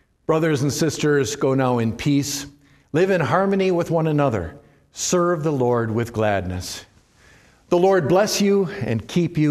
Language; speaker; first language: English; native; English